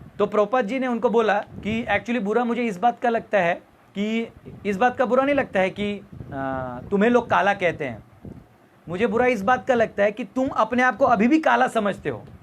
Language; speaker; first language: Hindi; non-native, local second language; Marathi